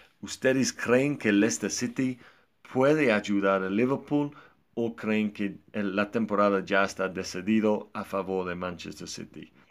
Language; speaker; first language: Spanish; non-native, fluent; English